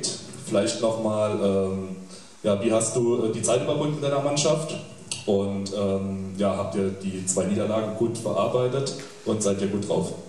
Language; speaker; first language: German; native; German